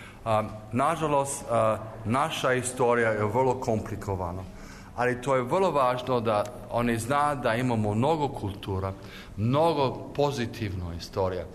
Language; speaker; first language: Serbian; early bilingual, heritage; English